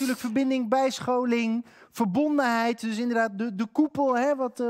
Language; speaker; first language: Dutch; native; Dutch